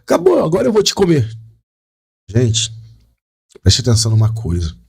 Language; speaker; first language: Portuguese; native; Portuguese